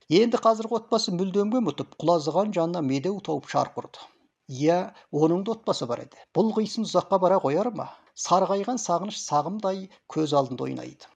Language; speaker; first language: Kazakh; native; Kazakh